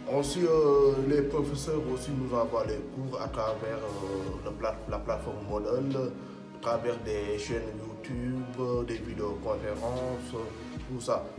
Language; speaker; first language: French; non-native, local second language; Wolof